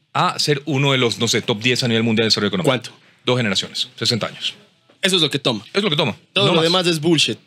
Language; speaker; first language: Spanish; native; Spanish